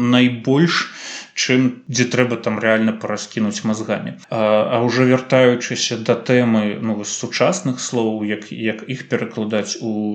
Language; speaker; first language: Belarusian; native; Belarusian